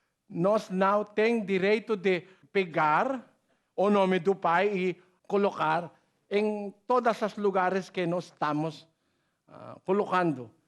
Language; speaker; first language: Portuguese; non-native, learner; Filipino